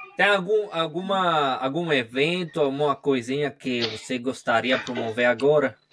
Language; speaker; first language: Portuguese; non-native, learner; Spanish